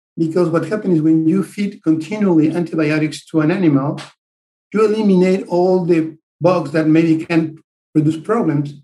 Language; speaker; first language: English; non-native, fluent; Spanish